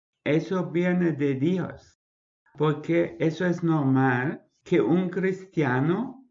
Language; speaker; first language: Spanish; non-native, fluent; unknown